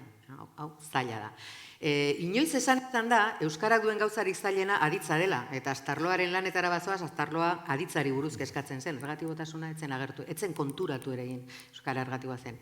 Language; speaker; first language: Basque; native; Basque